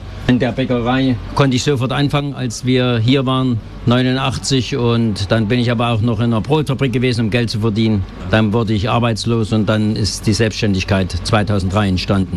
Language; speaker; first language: German; native; German